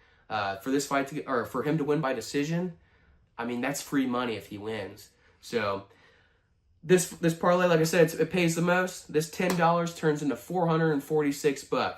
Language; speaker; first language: English; native; English